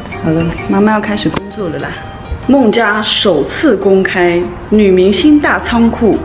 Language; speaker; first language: Chinese; native; Chinese